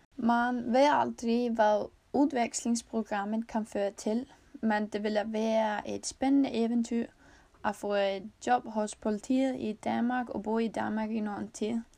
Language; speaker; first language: Danish; non-native, learner; Icelandic